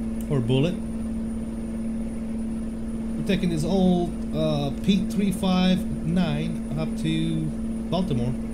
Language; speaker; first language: English; early bilingual, other home language; Italian